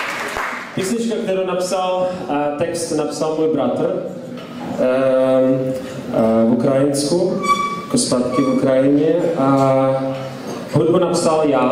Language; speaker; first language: Czech; non-native, learner; Ukrainian